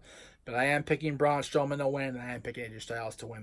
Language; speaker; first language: English; native; English